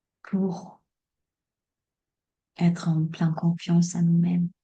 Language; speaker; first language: French; non-native, fluent; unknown